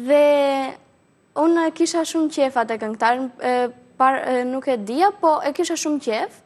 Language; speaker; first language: Albanian; early bilingual, heritage; Albanian